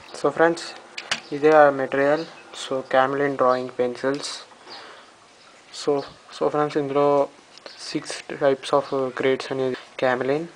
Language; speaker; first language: English; non-native, learner; Telugu